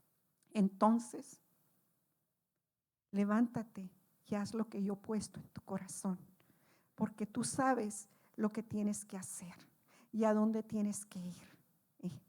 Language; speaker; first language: Spanish; native; Spanish